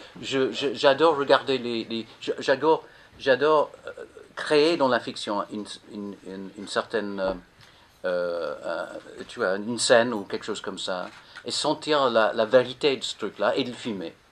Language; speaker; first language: French; non-native, fluent; English